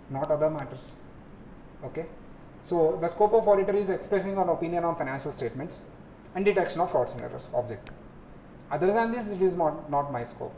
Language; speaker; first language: English; non-native, local second language; Telugu